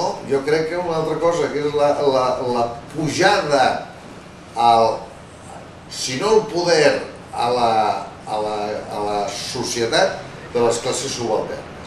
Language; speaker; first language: Catalan; native; Catalan